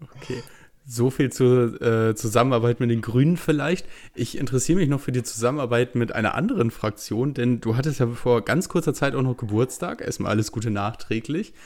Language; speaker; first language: German; native; German